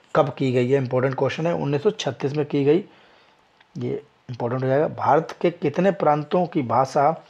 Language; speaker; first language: Hindi; native; Hindi